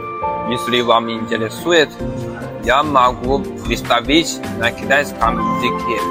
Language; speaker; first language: Russian; non-native, learner; Chinese